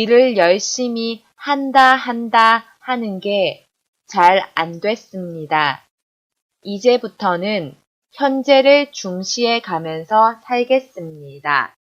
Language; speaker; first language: Korean; non-native, fluent; Chinese